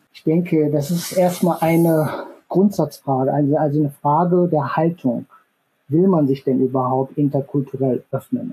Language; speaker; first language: German; early bilingual, other home language; Korean